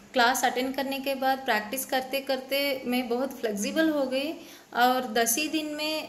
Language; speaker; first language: Hindi; non-native, local second language; Tamil